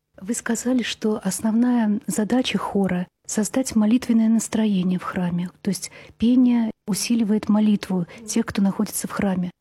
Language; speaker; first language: Russian; native; Russian